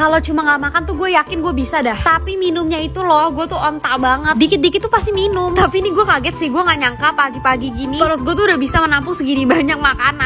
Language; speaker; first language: Indonesian; native; Indonesian